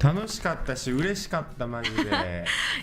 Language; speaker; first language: Japanese; native; Japanese